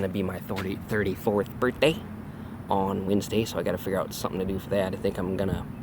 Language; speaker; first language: English; native; English